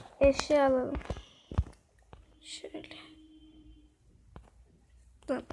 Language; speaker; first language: Turkish; native; Turkish